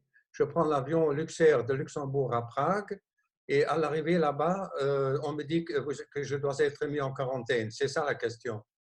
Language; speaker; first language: French; non-native, local second language; Luxembourgish